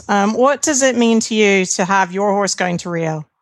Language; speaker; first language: English; native; English